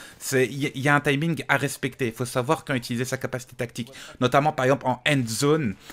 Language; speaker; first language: French; native; French